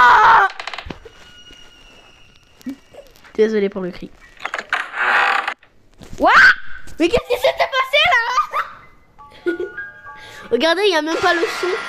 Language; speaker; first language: French; native; French